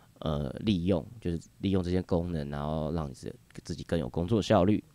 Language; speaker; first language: Chinese; native; Chinese